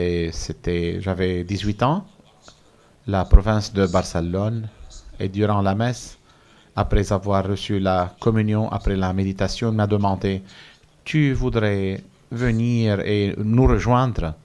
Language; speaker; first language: French; non-native, fluent; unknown